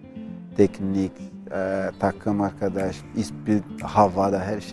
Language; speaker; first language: Turkish; non-native, learner; Portuguese